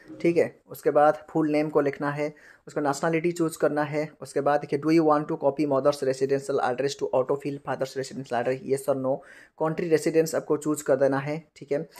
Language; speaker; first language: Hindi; non-native, local second language; Bangla